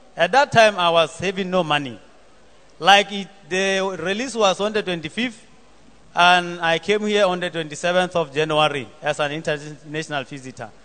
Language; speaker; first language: English; non-native, local second language; Southern Sotho